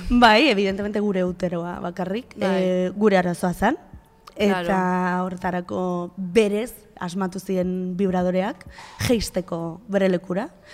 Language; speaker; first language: Basque; non-native, local second language; Spanish